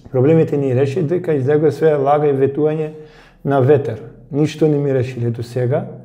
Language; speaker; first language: Macedonian; early bilingual, heritage; Macedonian